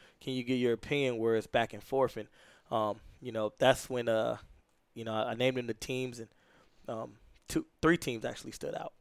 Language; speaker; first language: English; native; English